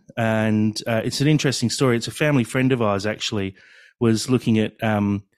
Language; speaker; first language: English; native; English